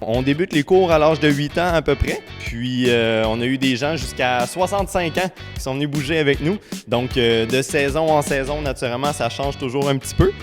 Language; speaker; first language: French; native; French